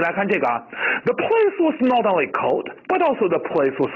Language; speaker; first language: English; non-native, fluent; Chinese